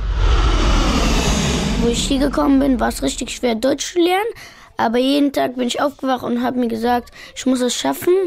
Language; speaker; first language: German; early bilingual, other home language; Pashto